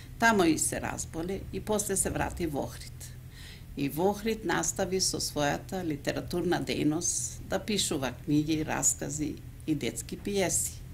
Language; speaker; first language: Macedonian; native; Macedonian